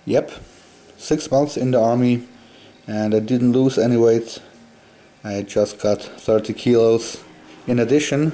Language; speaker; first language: English; non-native, fluent; German